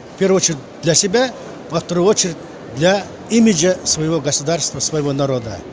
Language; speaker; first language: Russian; non-native, local second language; Kazakh